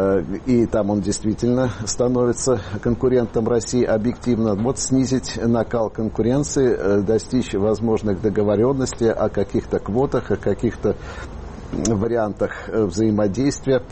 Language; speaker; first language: Russian; native; Russian